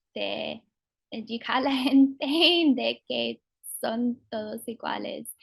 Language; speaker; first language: Spanish; non-native, fluent; English